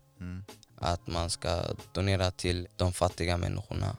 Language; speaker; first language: Swedish; non-native, fluent; Somali